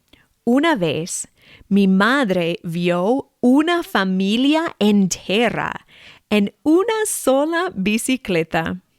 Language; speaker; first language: Spanish; non-native, fluent; English